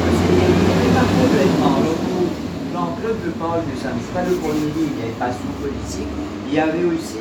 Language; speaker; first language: French; non-native, local second language; Morisyen